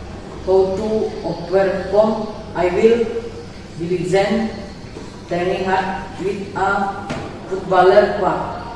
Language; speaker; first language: English; non-native, learner; Indonesian